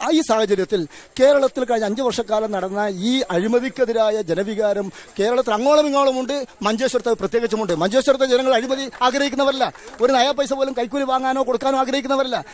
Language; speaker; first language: Malayalam; non-native, local second language; Kannada